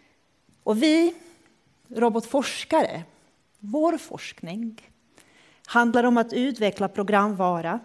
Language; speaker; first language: Swedish; non-native, fluent; Croatian